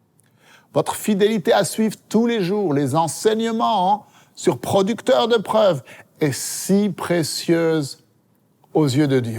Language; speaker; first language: French; native; French